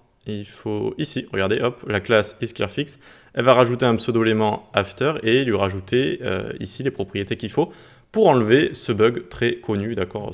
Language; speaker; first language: French; native; French